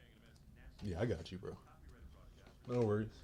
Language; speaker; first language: English; native; English